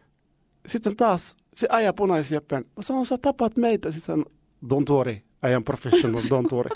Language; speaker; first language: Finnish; non-native, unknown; Arabic